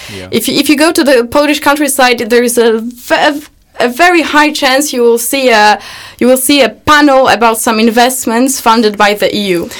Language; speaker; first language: English; non-native, fluent; Polish